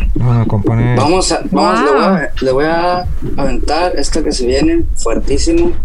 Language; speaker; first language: Spanish; native; Spanish